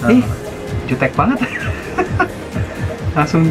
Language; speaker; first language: Indonesian; native; Indonesian